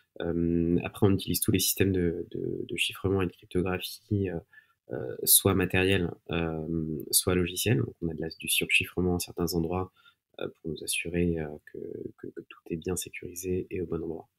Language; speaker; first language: French; native; French